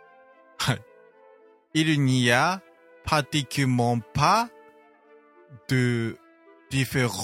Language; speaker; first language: French; non-native, learner; Japanese